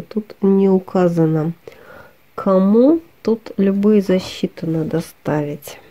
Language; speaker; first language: Russian; native; Russian